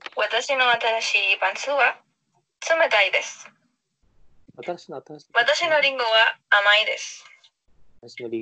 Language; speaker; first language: Japanese; non-native, learner; Spanish